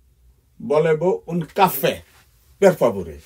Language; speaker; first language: Italian; non-native, fluent; Bangla